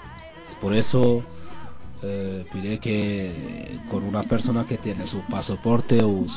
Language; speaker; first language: Spanish; non-native, learner; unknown